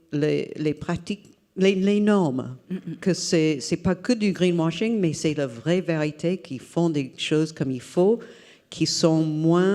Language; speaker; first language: French; non-native, fluent; English